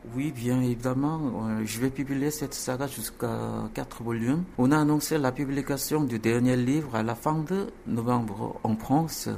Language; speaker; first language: French; non-native, fluent; Korean